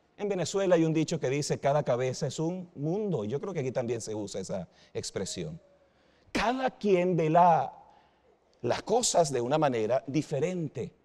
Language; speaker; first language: Spanish; native; Spanish